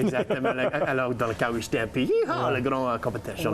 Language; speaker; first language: French; non-native, learner; English